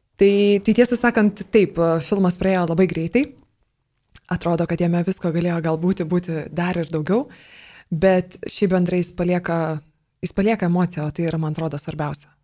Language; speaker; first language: Lithuanian; native; Lithuanian